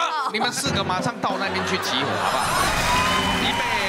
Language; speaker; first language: Chinese; native; Chinese